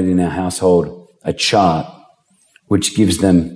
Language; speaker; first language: English; native; English